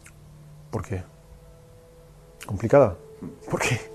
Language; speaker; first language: Spanish; non-native, fluent; French